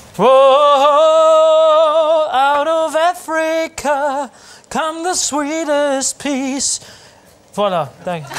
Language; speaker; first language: German; non-native, fluent; Dutch